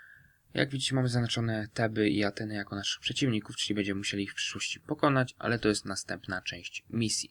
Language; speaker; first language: Polish; native; Polish